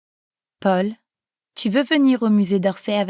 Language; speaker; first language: French; non-native, fluent; English